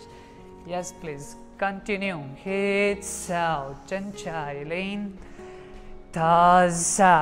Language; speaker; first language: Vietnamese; non-native, learner; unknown